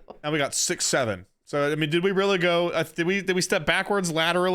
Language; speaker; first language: English; native; English